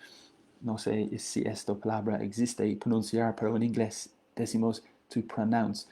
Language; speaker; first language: Spanish; non-native, learner; English